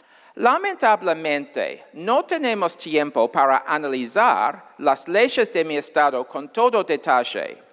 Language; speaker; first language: Spanish; non-native, fluent; English